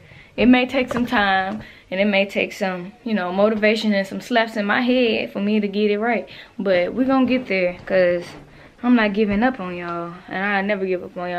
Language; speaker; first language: English; native; English